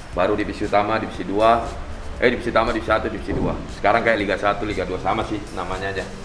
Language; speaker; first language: Indonesian; native; Indonesian